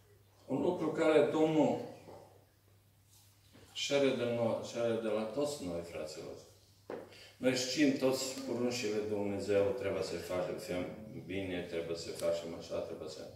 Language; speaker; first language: Romanian; non-native, learner; Serbian